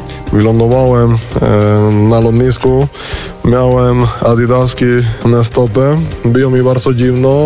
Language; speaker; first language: Polish; non-native, fluent; Spanish